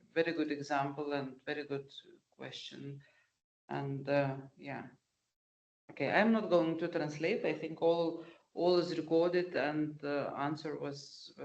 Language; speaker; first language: English; non-native, fluent; Lithuanian